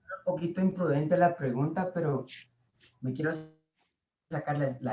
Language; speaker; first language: Spanish; native; Spanish